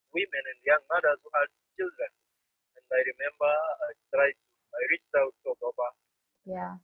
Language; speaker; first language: English; non-native, fluent; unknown